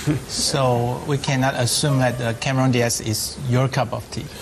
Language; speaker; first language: English; non-native, fluent; Chinese